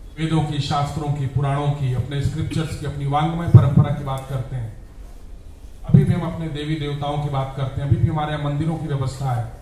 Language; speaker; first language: Hindi; native; Hindi